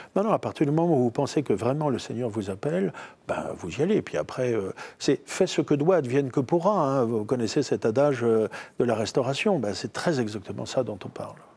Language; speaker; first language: French; native; French